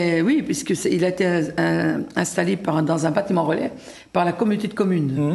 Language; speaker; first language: French; native; French